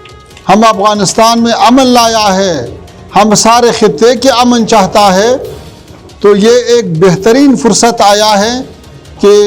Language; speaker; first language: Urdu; non-native, fluent; Pashto